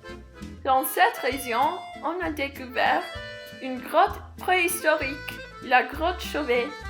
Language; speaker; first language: French; non-native, learner; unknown